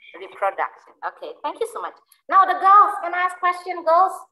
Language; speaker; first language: English; non-native, learner; Indonesian